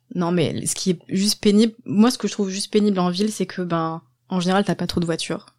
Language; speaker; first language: French; native; French